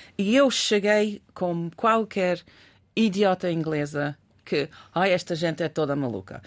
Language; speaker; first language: Portuguese; non-native, fluent; English